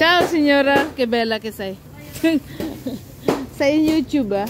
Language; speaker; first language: Italian; non-native, learner; Filipino